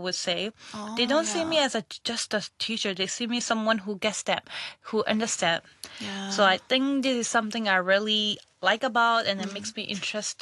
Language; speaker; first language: English; non-native, local second language; Urdu